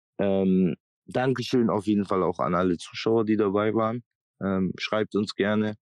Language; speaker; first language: German; native; German